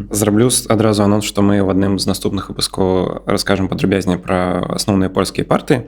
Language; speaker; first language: Belarusian; non-native, local second language; Russian